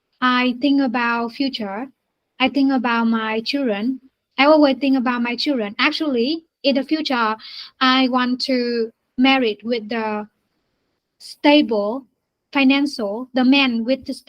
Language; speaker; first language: English; non-native, learner; Vietnamese